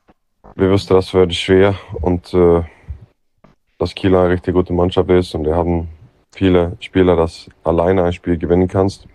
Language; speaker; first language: German; non-native, fluent; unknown